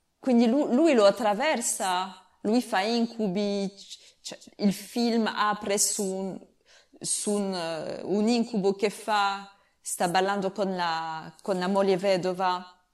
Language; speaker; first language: Italian; non-native, fluent; French